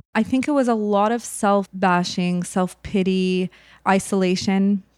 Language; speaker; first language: English; native; English